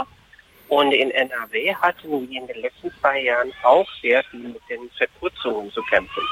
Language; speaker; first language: German; non-native, fluent; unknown